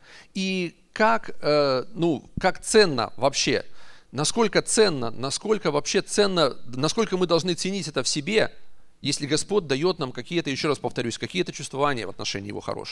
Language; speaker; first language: Russian; native; Russian